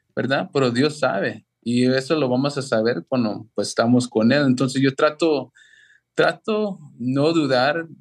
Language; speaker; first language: Spanish; early bilingual, heritage; Spanish